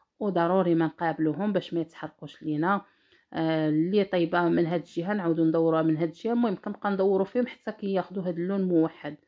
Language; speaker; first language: Arabic; native; Arabic